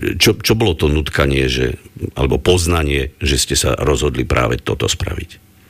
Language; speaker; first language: Slovak; native; Slovak